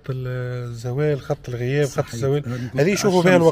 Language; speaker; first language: Arabic; native; Arabic